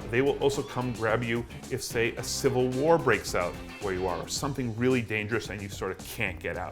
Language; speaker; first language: English; native; English